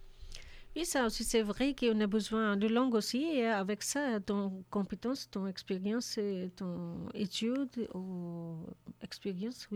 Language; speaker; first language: French; non-native, learner; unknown